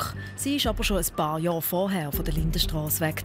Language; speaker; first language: German; native; German